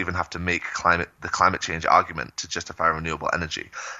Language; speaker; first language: English; native; English